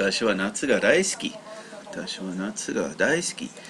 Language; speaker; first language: Japanese; non-native, learner; English